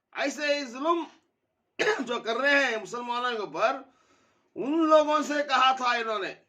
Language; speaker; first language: Hindi; native; Hindi